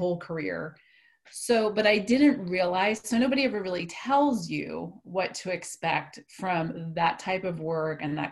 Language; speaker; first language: English; native; English